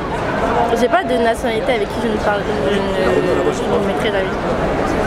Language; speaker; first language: French; native; French